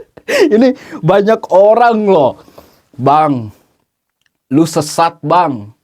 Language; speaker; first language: Indonesian; native; Indonesian